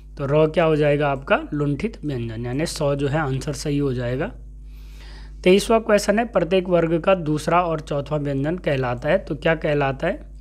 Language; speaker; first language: Hindi; native; Hindi